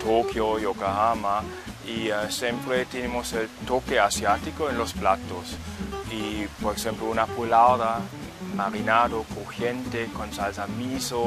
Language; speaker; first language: Spanish; non-native, fluent; German